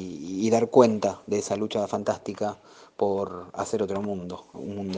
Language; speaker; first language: Spanish; native; Spanish